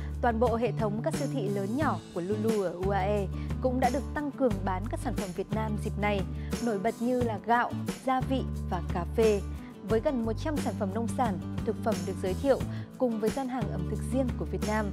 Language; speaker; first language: Vietnamese; native; Vietnamese